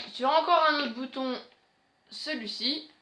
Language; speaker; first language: French; native; French